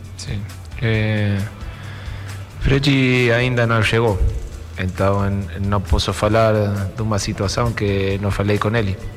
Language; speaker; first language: Portuguese; non-native, learner; Spanish